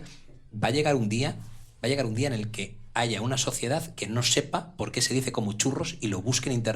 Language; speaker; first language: Spanish; native; Spanish